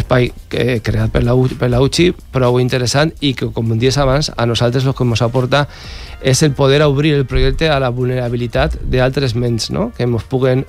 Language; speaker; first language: Catalan; native; Catalan